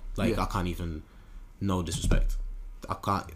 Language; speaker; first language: English; native; English